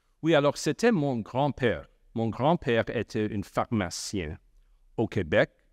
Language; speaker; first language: French; non-native, local second language; English